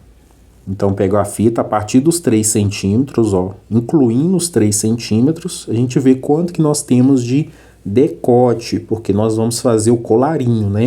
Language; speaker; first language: Portuguese; native; Portuguese